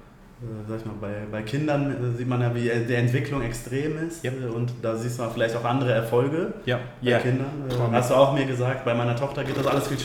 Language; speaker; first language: German; native; German